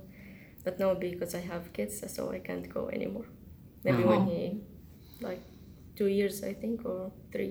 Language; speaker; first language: English; non-native, learner; Arabic